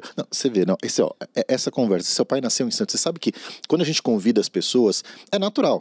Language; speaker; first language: Portuguese; native; Portuguese